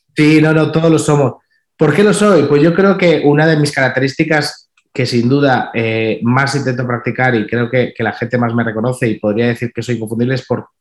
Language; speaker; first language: Spanish; native; Spanish